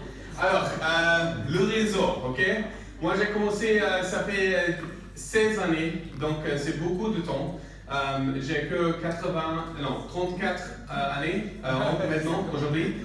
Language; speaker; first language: French; non-native, learner; English